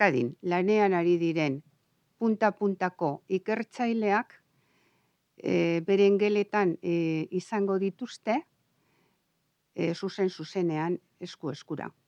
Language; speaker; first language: Basque; non-native, local second language; Spanish